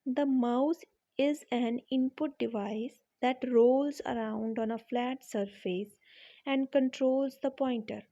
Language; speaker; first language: English; non-native, local second language; Punjabi